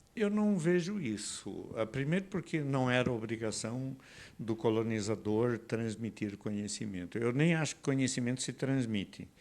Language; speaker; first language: Portuguese; native; Portuguese